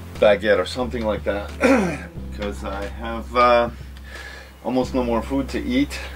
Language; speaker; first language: English; native; English